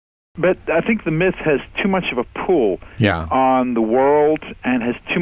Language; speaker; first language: English; native; English